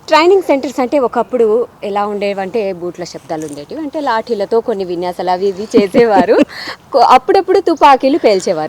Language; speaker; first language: Telugu; native; Telugu